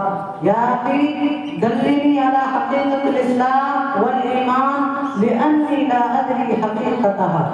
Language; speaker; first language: Arabic; non-native, learner; Urdu